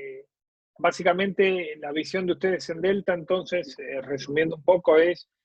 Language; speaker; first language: Spanish; native; Spanish